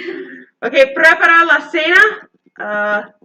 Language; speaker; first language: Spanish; non-native, learner; English